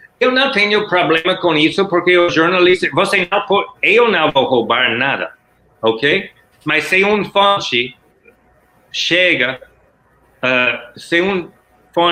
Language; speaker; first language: Portuguese; non-native, learner; English